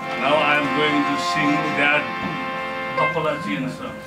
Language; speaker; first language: English; non-native, learner; Nepali